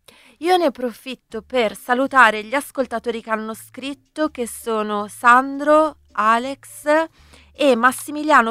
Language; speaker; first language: Italian; native; Italian